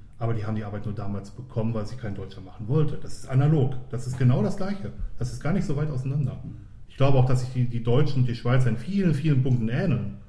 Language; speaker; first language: German; native; German